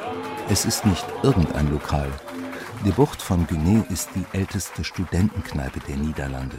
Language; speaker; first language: German; native; German